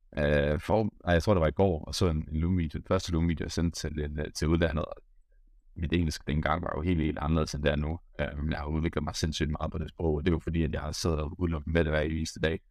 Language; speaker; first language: Danish; native; Danish